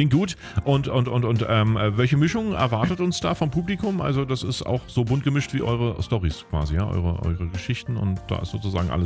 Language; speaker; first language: German; native; German